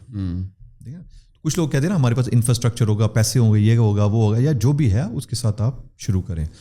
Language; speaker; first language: Urdu; non-native, local second language; Pahari-Potwari